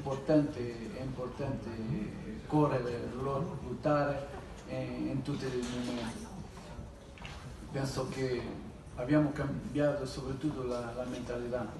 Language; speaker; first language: Italian; non-native, learner; Portuguese